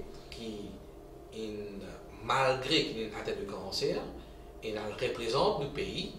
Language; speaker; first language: French; non-native, local second language; Morisyen